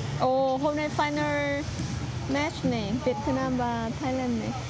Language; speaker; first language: Korean; non-native, learner; Vietnamese